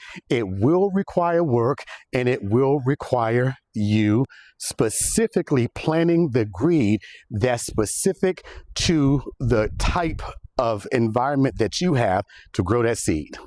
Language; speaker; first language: English; native; English